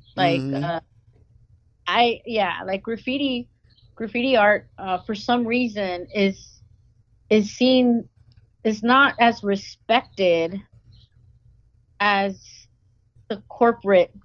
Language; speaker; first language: English; native; English